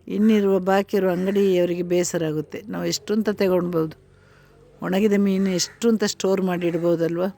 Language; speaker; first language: Kannada; native; Kannada